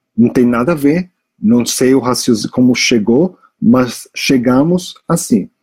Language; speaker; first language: Portuguese; non-native, fluent; English